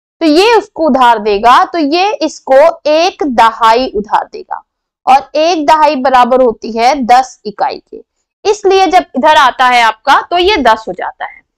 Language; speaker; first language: Hindi; native; Hindi